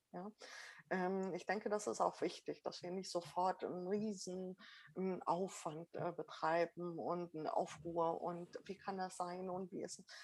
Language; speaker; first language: German; early bilingual, other home language; Arabic